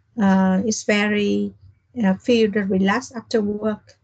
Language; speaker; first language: English; non-native, learner; Vietnamese